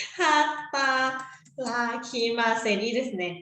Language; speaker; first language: Japanese; non-native, fluent; Thai